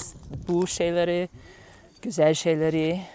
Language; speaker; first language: Turkish; non-native, learner; English